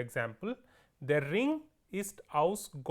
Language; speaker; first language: German; non-native, fluent; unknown